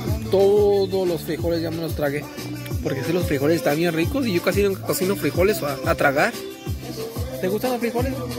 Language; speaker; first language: Spanish; early bilingual, heritage; Spanish